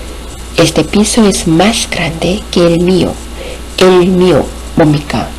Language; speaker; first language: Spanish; non-native, fluent; Korean